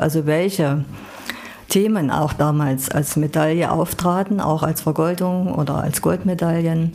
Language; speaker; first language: German; native; German